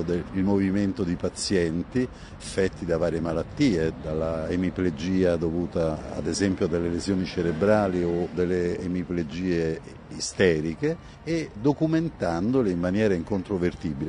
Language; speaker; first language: Italian; native; Italian